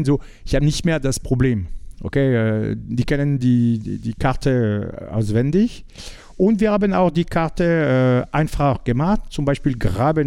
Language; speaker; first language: German; non-native, learner; French